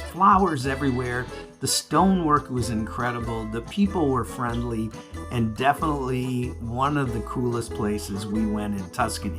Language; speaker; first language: English; native; English